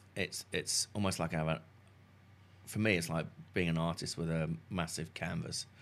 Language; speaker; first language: English; native; English